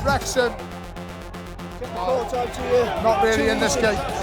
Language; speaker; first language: English; native; English